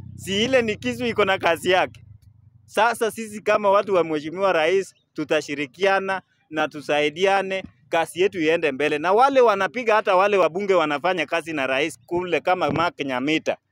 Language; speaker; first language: Swahili; native; Swahili